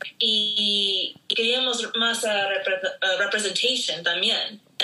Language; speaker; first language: Spanish; early bilingual, heritage; Spanish